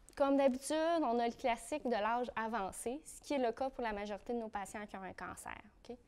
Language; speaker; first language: French; native; French